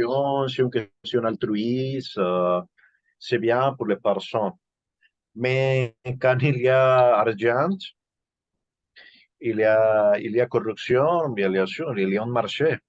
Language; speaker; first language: French; non-native, learner; Spanish